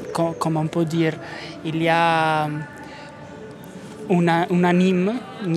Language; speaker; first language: French; non-native, fluent; Italian